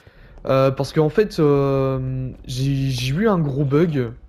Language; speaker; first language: French; native; French